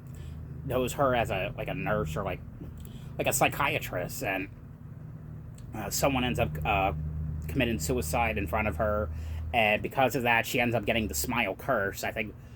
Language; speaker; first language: English; native; English